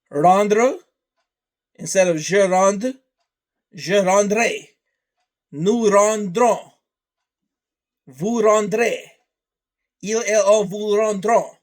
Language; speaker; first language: French; non-native, learner; English